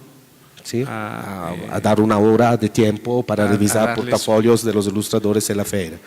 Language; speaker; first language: Spanish; non-native, learner; Italian